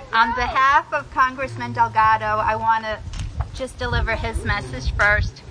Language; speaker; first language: English; early bilingual, other home language; Spanish